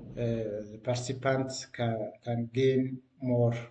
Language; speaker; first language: English; non-native, local second language; Amharic